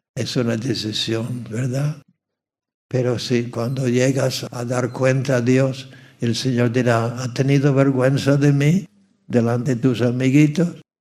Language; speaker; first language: Spanish; non-native, fluent; English